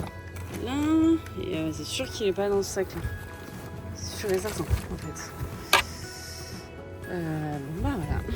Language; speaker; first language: French; native; French